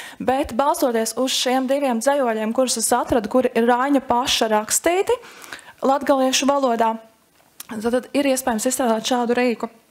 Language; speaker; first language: Latvian; native; Latvian